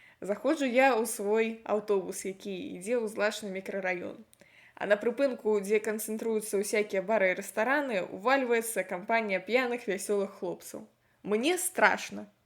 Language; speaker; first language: Belarusian; non-native, local second language; Russian